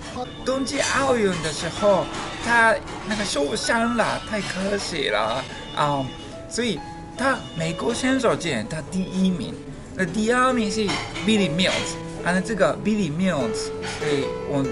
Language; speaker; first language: Chinese; non-native, learner; Japanese